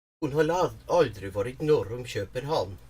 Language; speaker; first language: Swedish; non-native, learner; English